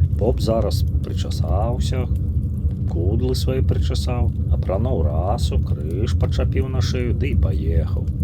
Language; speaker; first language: Belarusian; native; Belarusian